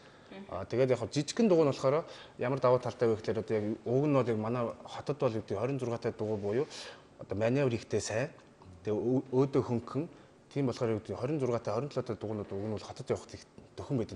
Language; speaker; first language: Mongolian; native; Mongolian